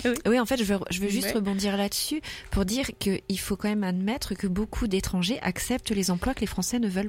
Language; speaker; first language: French; native; French